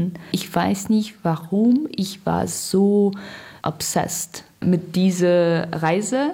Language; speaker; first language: German; non-native, learner; Russian